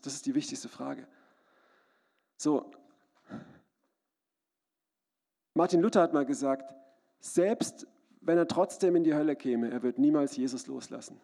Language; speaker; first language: German; native; German